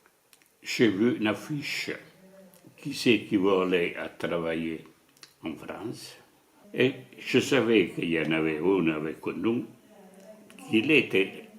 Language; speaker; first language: French; non-native, fluent; Italian